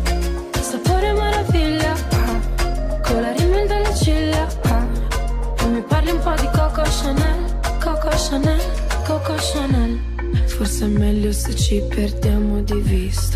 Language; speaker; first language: Italian; native; Italian